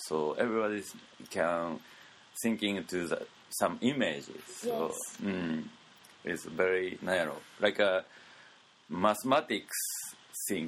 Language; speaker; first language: English; non-native, learner; Japanese